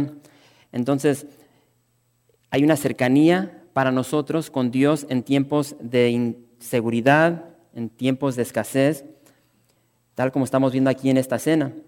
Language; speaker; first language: Spanish; native; Spanish